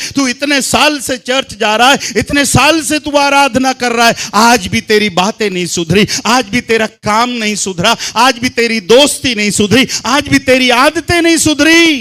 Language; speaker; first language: Hindi; non-native, local second language; Telugu